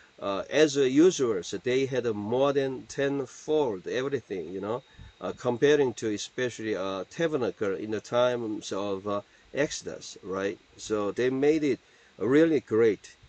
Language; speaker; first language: English; non-native, fluent; Korean